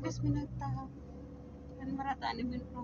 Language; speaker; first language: Arabic; non-native, learner; Filipino